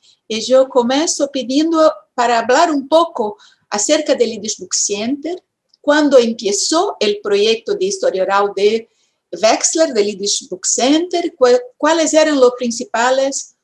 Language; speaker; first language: Spanish; non-native, fluent; Portuguese